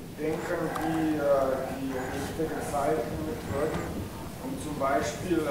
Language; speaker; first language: German; non-native, fluent; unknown